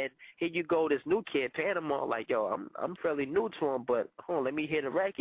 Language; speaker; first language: English; non-native, fluent; Spanish